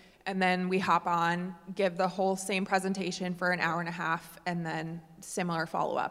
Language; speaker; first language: English; native; English